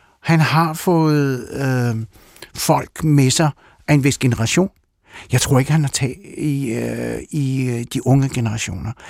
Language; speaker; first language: Danish; early bilingual, other home language; Russian